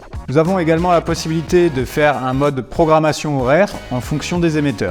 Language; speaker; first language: French; native; French